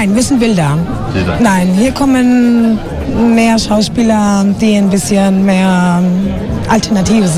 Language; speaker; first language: German; non-native, fluent; Spanish